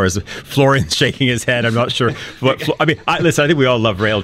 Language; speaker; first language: English; native; English